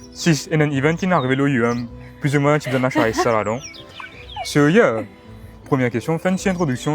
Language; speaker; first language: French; non-native, local second language; Morisyen